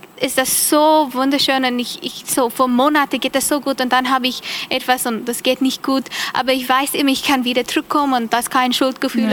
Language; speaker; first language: German; non-native, learner; English